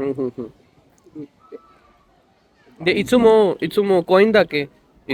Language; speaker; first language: Japanese; non-native, learner; Punjabi